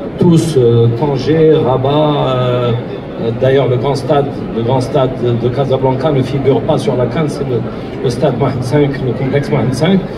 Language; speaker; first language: French; non-native, local second language; Arabic